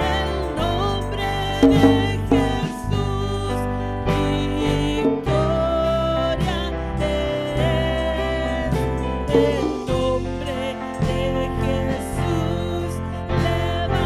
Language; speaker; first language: Spanish; native; Spanish